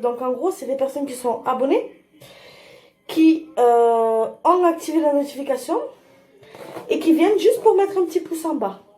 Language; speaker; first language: French; native; French